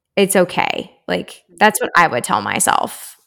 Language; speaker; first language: English; native; English